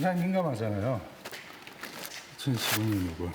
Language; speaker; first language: Korean; native; Korean